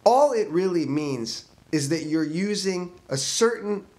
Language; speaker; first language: English; native; English